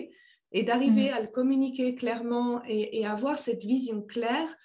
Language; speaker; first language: French; native; French